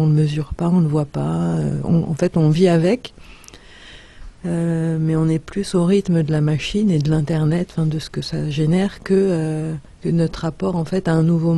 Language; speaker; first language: French; native; French